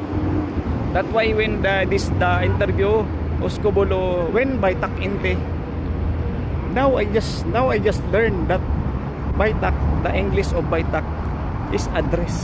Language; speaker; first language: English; non-native, learner; Filipino